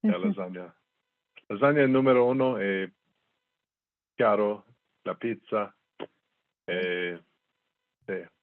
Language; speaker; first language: Italian; non-native, learner; English